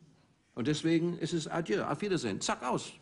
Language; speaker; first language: German; non-native, fluent; English